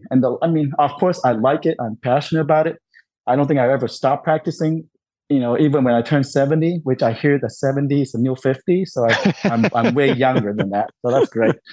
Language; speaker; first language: English; non-native, local second language; Cantonese